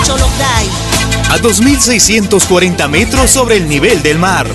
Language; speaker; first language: Spanish; native; Spanish